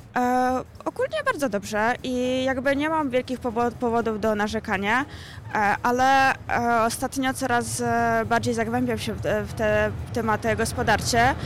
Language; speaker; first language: Polish; non-native, fluent; Ukrainian